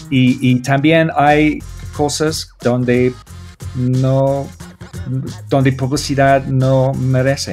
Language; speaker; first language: Spanish; non-native, fluent; English